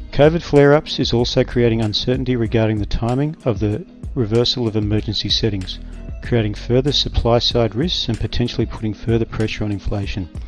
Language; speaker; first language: English; native; English